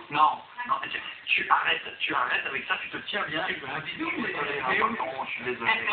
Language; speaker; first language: French; native; French